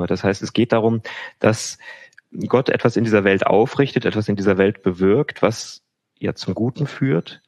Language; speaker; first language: German; native; German